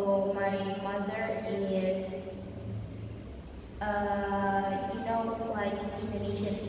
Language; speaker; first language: English; non-native, fluent; Indonesian